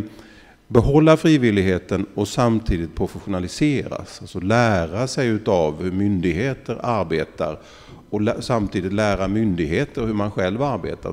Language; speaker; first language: Swedish; native; Swedish